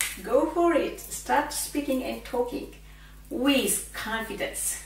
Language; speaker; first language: English; non-native, fluent; Amharic